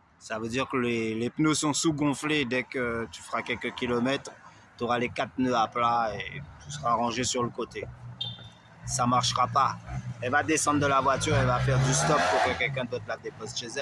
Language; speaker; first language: French; native; French